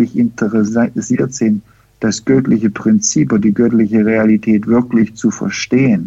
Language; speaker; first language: German; early bilingual, heritage; German